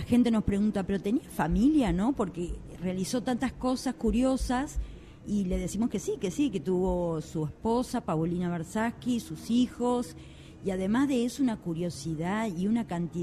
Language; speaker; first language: Spanish; native; Spanish